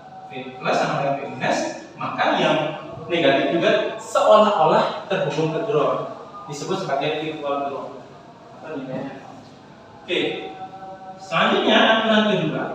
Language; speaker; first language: Indonesian; native; Indonesian